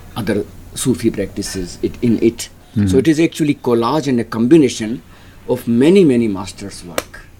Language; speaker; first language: English; non-native, local second language; Hindi